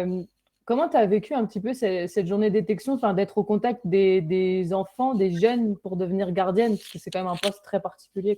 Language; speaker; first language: French; native; French